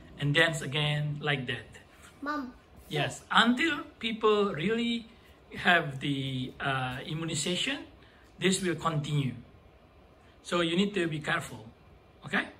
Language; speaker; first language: English; non-native, fluent; Indonesian